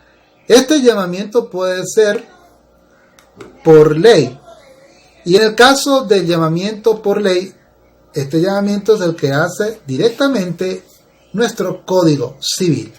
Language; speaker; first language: Spanish; native; Spanish